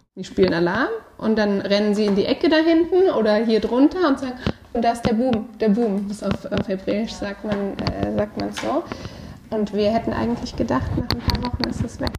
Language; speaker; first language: German; native; German